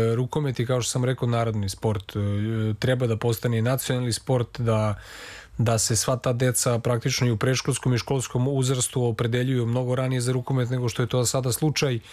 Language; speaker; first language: Serbian; native; Serbian